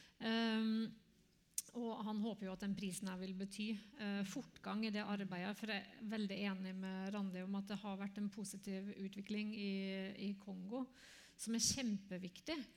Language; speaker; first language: Norwegian; native; Norwegian